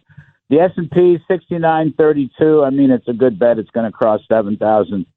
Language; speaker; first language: English; native; English